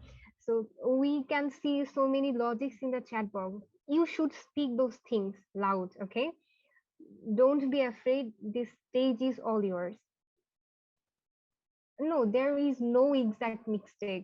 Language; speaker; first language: English; non-native, fluent; Bangla